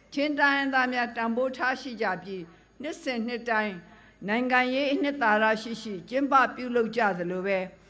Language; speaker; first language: Burmese; native; Burmese